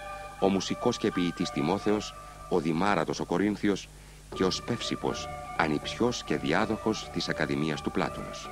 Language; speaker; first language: Greek; native; Greek